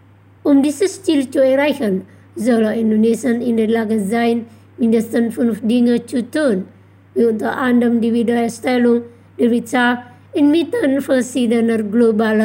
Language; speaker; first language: German; non-native, fluent; Indonesian